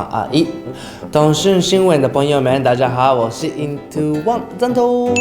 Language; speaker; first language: Chinese; non-native, learner; Japanese